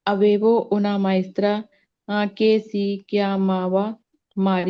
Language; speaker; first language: Italian; non-native, learner; Punjabi